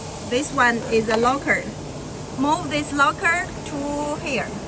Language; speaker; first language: English; non-native, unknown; Chinese